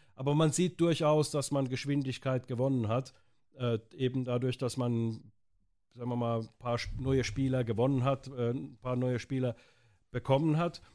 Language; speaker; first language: German; native; German